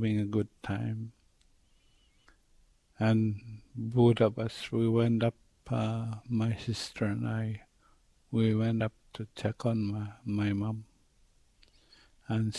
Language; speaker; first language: English; non-native, fluent; Cree